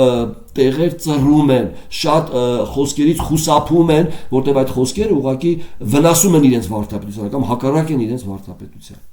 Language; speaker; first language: Armenian; native; Armenian